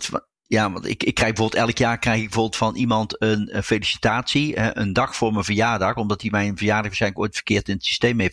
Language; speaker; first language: Dutch; native; Dutch